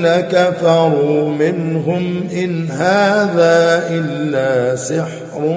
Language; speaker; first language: Arabic; native; Arabic